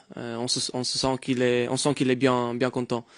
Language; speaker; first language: French; non-native, fluent; Portuguese